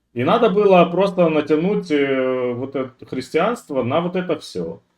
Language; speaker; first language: Russian; native; Russian